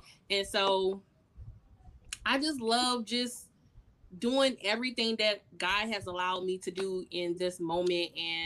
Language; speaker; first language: English; native; English